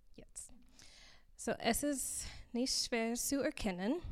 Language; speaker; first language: German; non-native, fluent; English